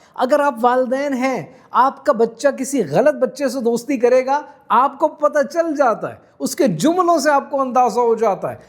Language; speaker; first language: Urdu; non-native, local second language; Punjabi